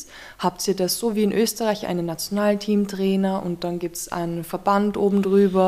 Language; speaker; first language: German; native; German